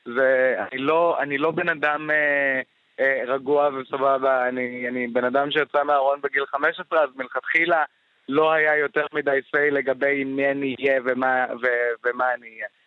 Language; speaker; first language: Hebrew; non-native, local second language; Arabic